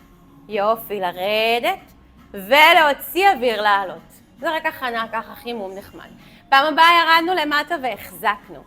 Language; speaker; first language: Hebrew; native; Hebrew